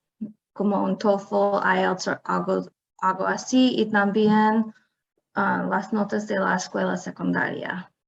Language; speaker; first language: Spanish; non-native, fluent; English